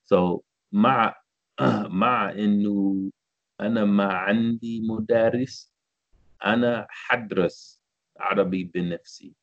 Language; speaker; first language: Arabic; non-native, learner; English